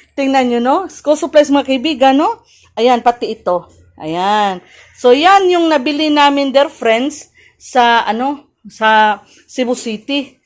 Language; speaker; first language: Filipino; non-native, local second language; Cebuano